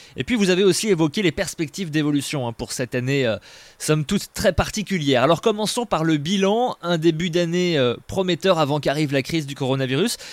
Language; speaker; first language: French; native; French